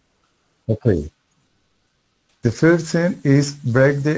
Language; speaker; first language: English; non-native, learner; Spanish